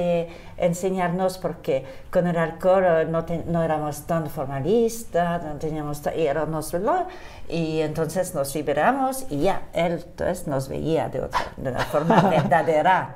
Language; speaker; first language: Spanish; non-native, fluent; French